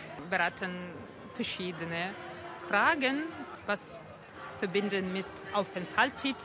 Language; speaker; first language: German; non-native, learner; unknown